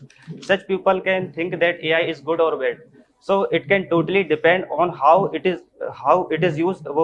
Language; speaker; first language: English; non-native, learner; Hindi